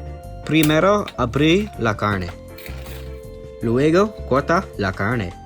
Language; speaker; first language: Spanish; non-native, learner; English